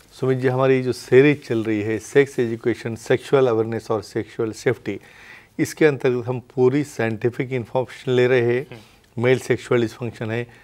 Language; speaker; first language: Hindi; non-native, local second language; Marathi